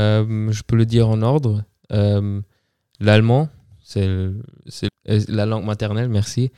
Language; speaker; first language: French; non-native, fluent; German